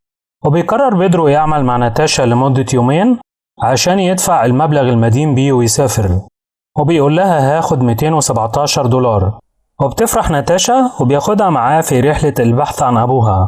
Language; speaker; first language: Arabic; native; Arabic